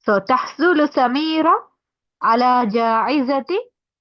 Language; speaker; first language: Arabic; non-native, fluent; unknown